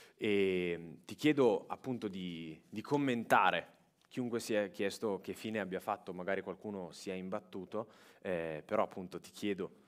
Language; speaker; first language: Italian; native; Italian